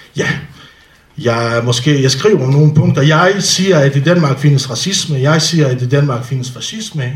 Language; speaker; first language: Danish; non-native, fluent; Bosnian